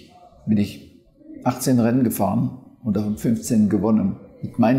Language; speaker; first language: German; non-native, fluent; French